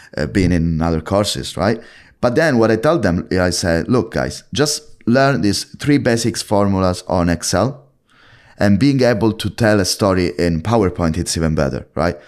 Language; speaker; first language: English; non-native, fluent; Italian